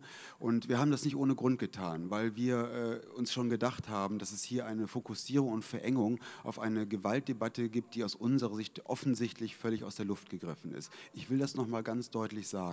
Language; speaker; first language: German; native; German